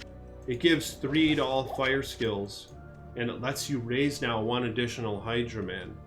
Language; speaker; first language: English; native; English